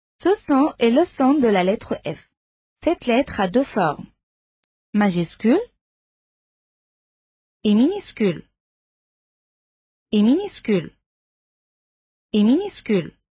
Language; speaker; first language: French; non-native, fluent; Arabic